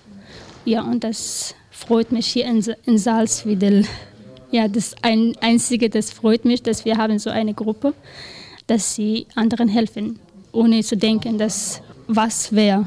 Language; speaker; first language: German; non-native, learner; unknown